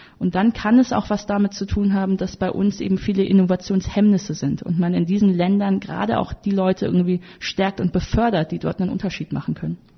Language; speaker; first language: German; native; German